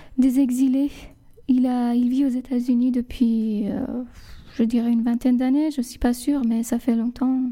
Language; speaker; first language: French; non-native, fluent; Persian